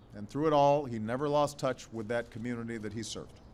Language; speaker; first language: English; native; English